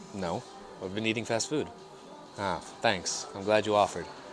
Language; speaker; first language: English; native; English